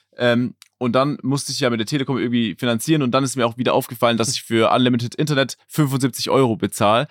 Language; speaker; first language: German; native; German